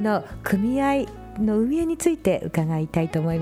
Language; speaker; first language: Japanese; native; Japanese